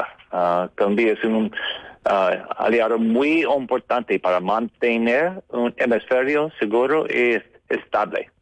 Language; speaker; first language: Spanish; non-native, learner; English